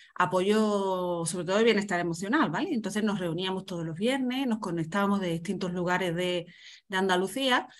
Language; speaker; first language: Spanish; native; Spanish